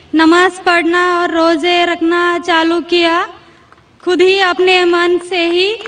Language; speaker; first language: Hindi; non-native, local second language; Marathi